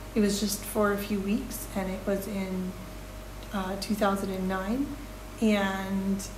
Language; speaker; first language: English; native; English